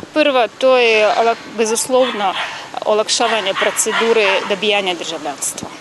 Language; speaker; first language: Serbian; non-native, learner; Russian